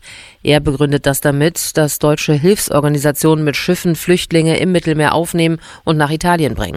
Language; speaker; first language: German; native; German